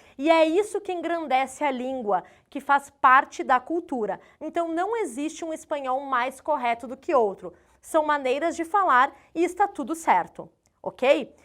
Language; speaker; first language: Portuguese; native; Portuguese